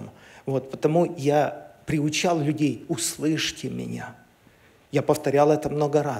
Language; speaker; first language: Russian; native; Russian